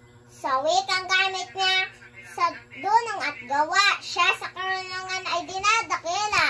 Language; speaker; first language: Filipino; native; Filipino